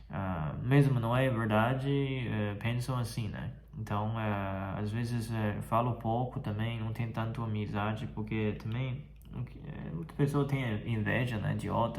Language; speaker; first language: Portuguese; non-native, fluent; Chinese